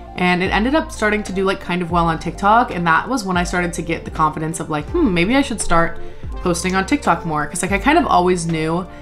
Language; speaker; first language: English; native; English